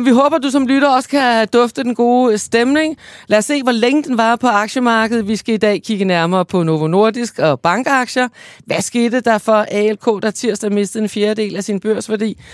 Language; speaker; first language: Danish; native; Danish